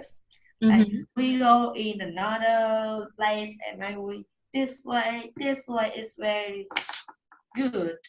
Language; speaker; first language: English; non-native, learner; Vietnamese